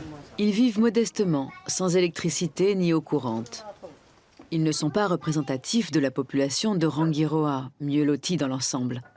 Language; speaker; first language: French; native; French